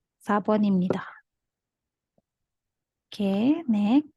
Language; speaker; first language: Korean; non-native, learner; Indonesian